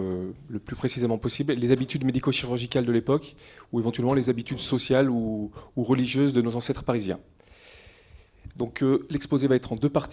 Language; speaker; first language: French; native; French